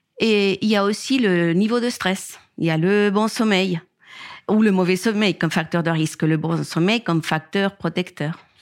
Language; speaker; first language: French; non-native, fluent; Spanish